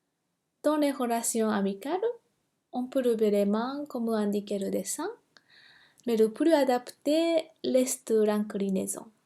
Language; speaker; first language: French; non-native, fluent; Japanese